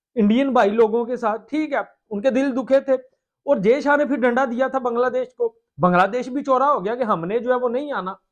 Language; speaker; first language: Urdu; non-native, local second language; Punjabi